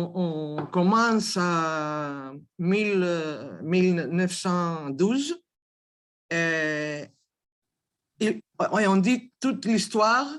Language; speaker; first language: French; non-native, learner; Greek